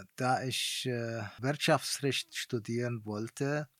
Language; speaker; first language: German; non-native, fluent; Arabic